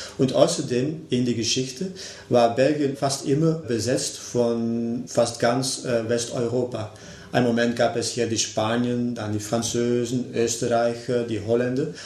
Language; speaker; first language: German; non-native, local second language; Dutch